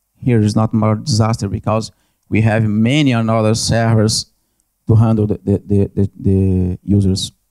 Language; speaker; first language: English; non-native, learner; Portuguese